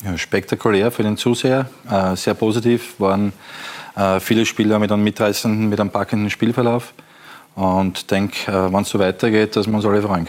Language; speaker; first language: German; native; German